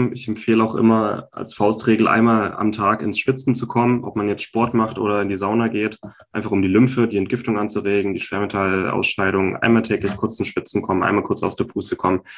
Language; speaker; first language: German; native; German